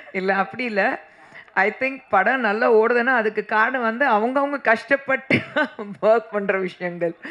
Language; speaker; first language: Tamil; non-native, fluent; Hindi